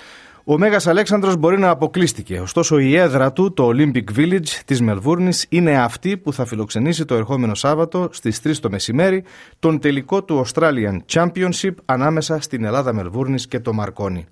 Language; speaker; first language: Greek; native; Greek